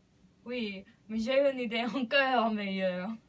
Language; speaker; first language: French; non-native, learner; English